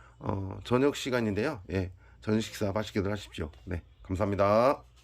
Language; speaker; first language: Korean; native; Korean